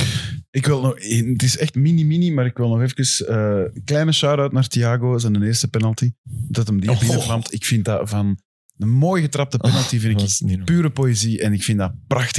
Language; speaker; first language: Dutch; native; Dutch